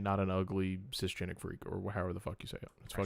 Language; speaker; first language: English; native; English